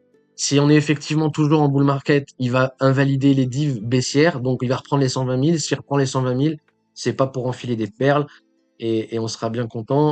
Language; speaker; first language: French; native; French